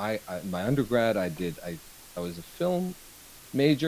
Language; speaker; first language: English; non-native, local second language; Urdu